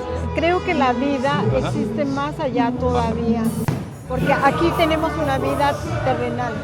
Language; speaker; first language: Spanish; native; Spanish